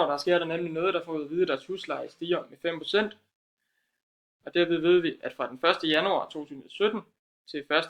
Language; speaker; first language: Danish; native; Danish